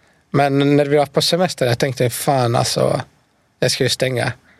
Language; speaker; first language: Swedish; non-native, fluent; Bosnian